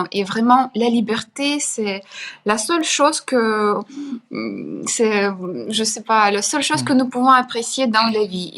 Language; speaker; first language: French; non-native, fluent; Ukrainian